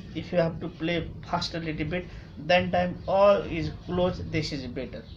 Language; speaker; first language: English; non-native, local second language; Nepali